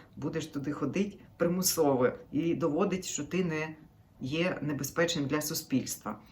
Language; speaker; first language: Ukrainian; native; Ukrainian